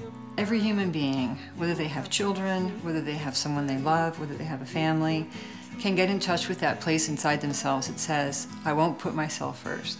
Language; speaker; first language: English; native; English